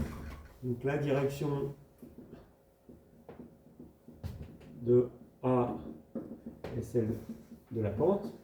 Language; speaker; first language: French; native; French